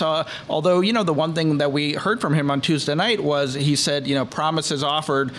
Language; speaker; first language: English; native; English